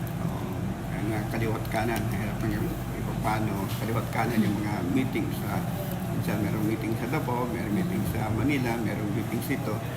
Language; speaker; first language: Filipino; non-native, local second language; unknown